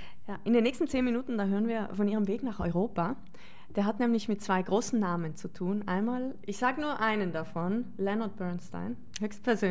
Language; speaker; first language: German; native; German